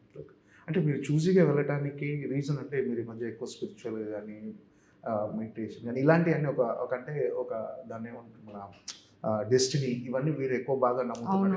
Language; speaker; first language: Telugu; native; Telugu